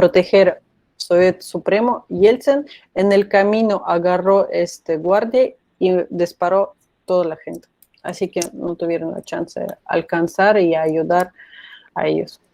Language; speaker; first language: Spanish; non-native, fluent; Russian